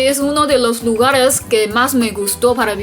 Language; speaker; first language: Spanish; non-native, fluent; Chinese